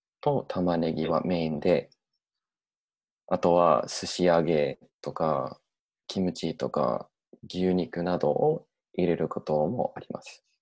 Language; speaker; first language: Japanese; non-native, learner; English